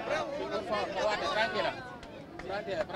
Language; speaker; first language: Spanish; non-native, learner; Wolof